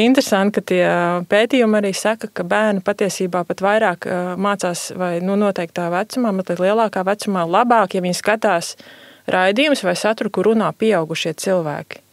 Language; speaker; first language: Latvian; native; Latvian